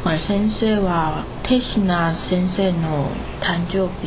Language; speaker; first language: Japanese; non-native, learner; Chinese